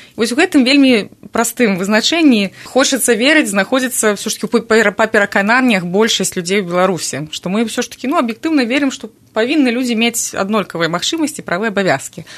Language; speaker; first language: Belarusian; native; Belarusian